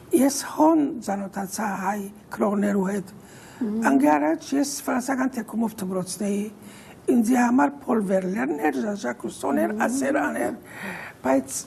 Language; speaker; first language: Armenian; early bilingual, heritage; Armenian